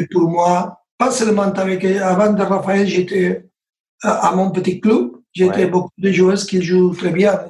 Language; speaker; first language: French; non-native, learner; Spanish